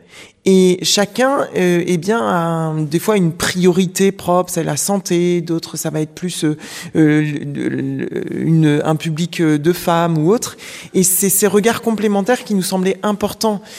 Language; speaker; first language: French; native; French